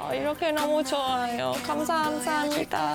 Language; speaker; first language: Korean; non-native, learner; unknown